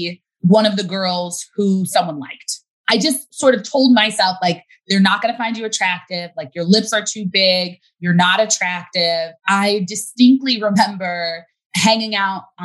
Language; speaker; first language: English; native; English